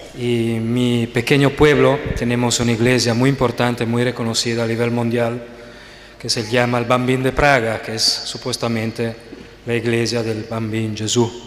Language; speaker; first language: Spanish; non-native, fluent; Italian